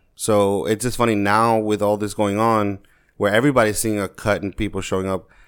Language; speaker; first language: English; native; English